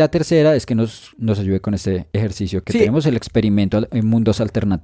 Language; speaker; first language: Spanish; native; Spanish